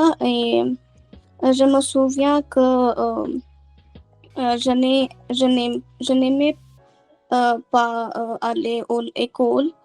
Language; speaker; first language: French; non-native, learner; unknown